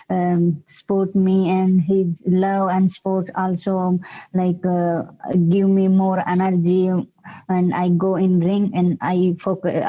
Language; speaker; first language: English; non-native, learner; Hindi